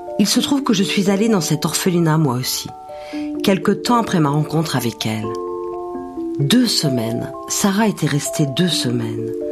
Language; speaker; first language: French; native; French